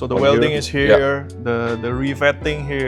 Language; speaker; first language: English; non-native, fluent; Indonesian